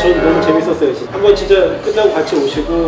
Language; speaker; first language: Korean; native; Korean